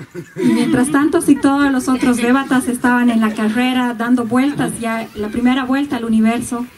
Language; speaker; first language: Spanish; native; Spanish